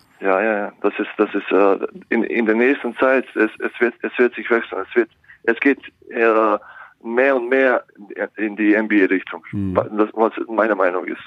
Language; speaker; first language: German; non-native, fluent; Bosnian